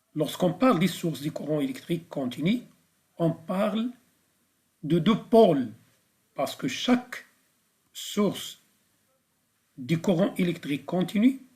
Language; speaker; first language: French; non-native, local second language; Arabic